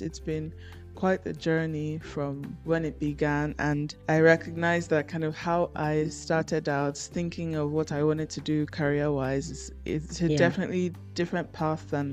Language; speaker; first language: English; non-native, local second language; Igbo